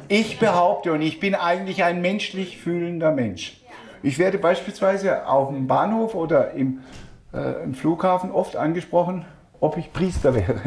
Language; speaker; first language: German; native; German